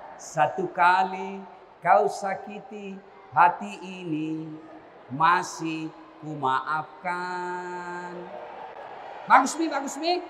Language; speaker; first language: Indonesian; native; Indonesian